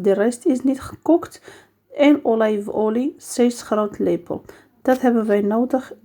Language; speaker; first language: Dutch; non-native, learner; Arabic